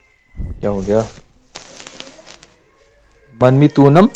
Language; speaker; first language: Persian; non-native, learner; Urdu